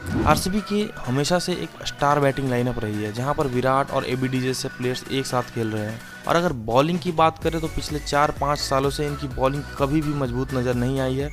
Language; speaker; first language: Hindi; native; Hindi